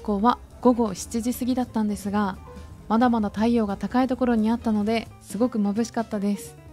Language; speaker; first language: Japanese; native; Japanese